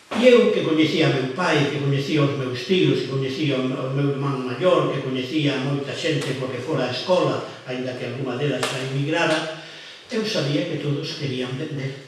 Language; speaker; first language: Galician; non-native, local second language; Spanish